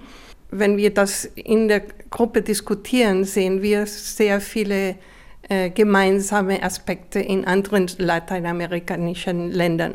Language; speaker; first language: German; non-native, fluent; Spanish